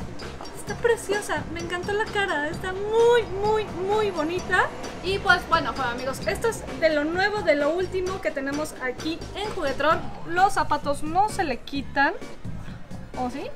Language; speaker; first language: Spanish; native; Spanish